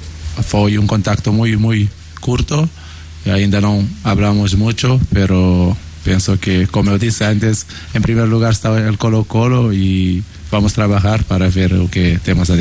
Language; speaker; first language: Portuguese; non-native, local second language; Kabuverdianu